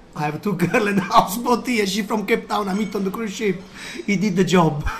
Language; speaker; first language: English; non-native, learner; Italian